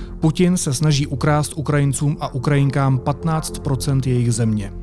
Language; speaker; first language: Czech; native; Czech